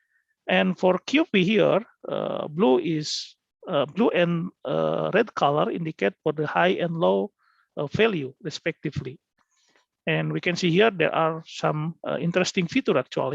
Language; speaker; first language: English; non-native, learner; Indonesian